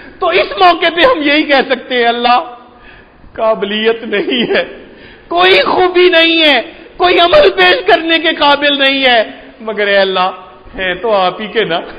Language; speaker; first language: Urdu; non-native, local second language; Punjabi